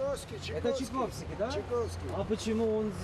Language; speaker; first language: Russian; non-native, learner; Korean